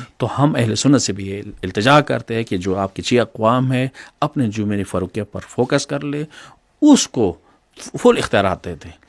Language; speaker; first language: Urdu; non-native, local second language; Pashto